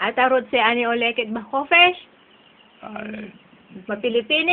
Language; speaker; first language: Hebrew; non-native, learner; Filipino